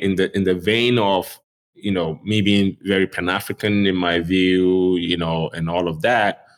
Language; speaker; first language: English; non-native, local second language; Akan